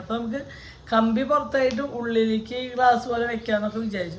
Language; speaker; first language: Malayalam; native; Malayalam